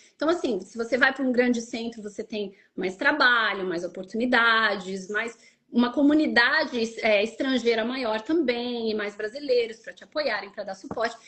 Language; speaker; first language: Portuguese; native; Portuguese